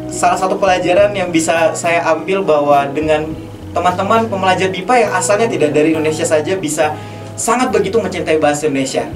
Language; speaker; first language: Indonesian; native; Indonesian